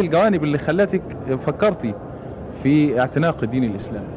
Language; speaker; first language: Arabic; native; Arabic